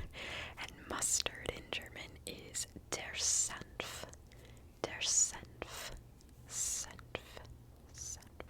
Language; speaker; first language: German; non-native, learner; English